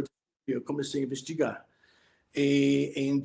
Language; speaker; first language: Portuguese; non-native, fluent; English